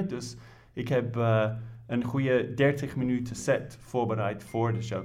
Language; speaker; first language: Dutch; non-native, fluent; English